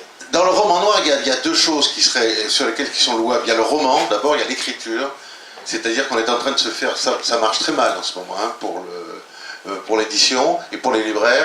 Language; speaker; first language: French; native; French